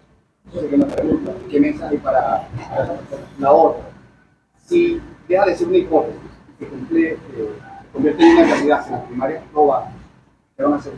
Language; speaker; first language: Spanish; native; Spanish